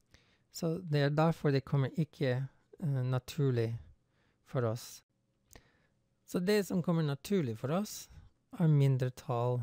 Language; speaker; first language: Norwegian; non-native, fluent; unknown